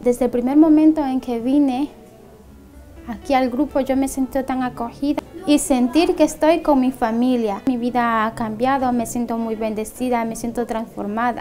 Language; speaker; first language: Spanish; native; Spanish